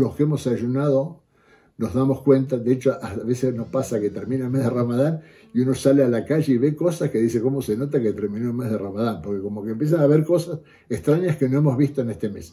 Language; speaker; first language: Spanish; native; Spanish